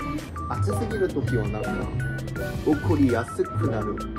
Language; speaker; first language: Japanese; non-native, fluent; Korean